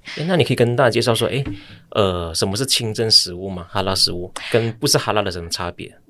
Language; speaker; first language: Chinese; native; Chinese